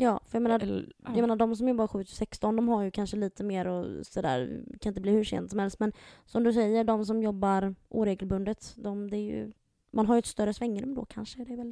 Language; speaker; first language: Swedish; native; Swedish